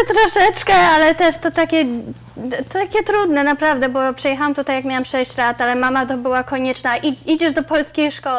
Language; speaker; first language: Polish; early bilingual, other home language; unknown